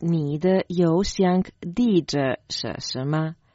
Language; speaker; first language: Chinese; non-native, learner; Croatian